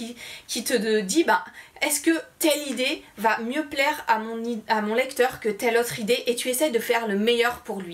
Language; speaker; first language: French; native; French